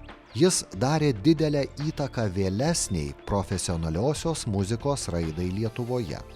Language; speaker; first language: Lithuanian; native; Lithuanian